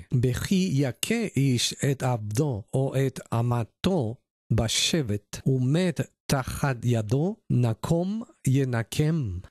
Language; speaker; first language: Hebrew; non-native, learner; Spanish